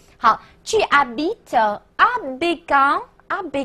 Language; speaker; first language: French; non-native, fluent; Chinese